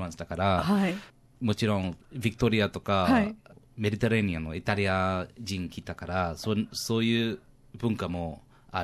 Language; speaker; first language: Japanese; non-native, learner; English